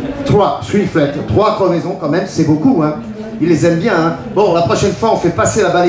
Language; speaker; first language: French; native; French